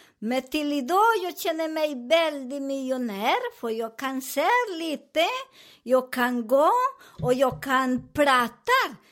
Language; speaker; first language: Swedish; non-native, learner; Spanish